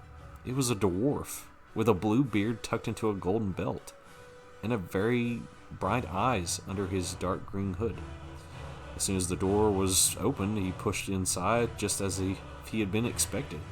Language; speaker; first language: English; native; English